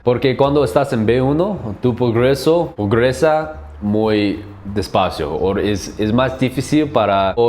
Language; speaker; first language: Spanish; non-native, learner; English